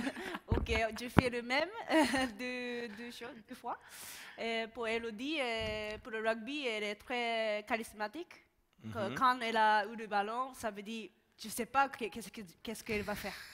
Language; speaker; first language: French; non-native, learner; Japanese